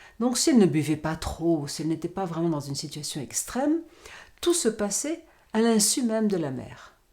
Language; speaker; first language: French; non-native, fluent; Portuguese